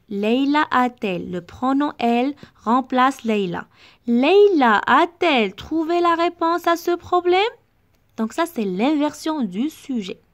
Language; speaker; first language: French; non-native, local second language; Arabic